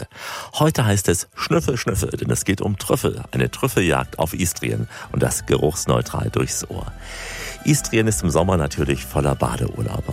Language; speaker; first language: German; native; German